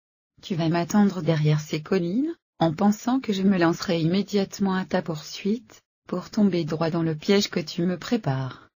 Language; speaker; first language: French; native; French